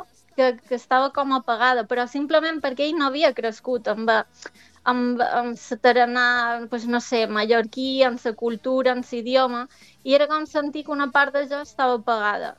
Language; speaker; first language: Catalan; native; Catalan